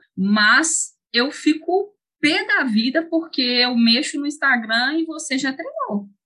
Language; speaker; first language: Portuguese; native; Portuguese